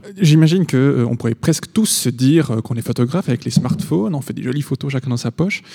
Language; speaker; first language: French; native; French